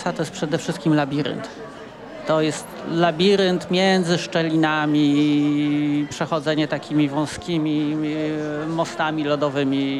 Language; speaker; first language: Polish; native; Polish